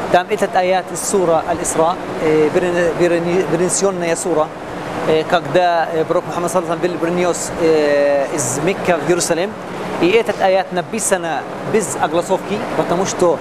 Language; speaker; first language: Russian; non-native, learner; Arabic